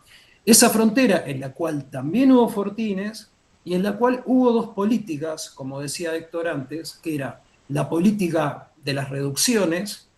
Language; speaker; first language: Spanish; native; Spanish